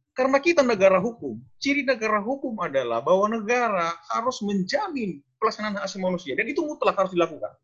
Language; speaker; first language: Indonesian; non-native, local second language; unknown